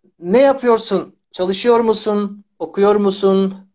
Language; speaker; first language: Turkish; native; Turkish